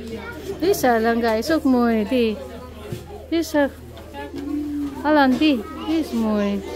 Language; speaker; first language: Dutch; non-native, learner; Filipino